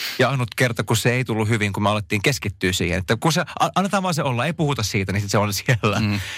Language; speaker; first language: Finnish; non-native, local second language; Swedish